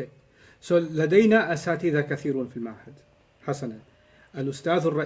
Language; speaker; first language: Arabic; non-native, fluent; English